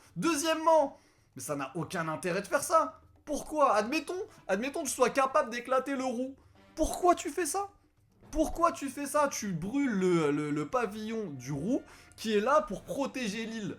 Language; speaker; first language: French; native; French